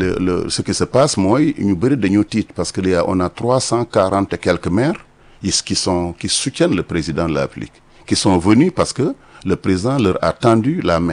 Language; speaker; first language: French; non-native, local second language; Wolof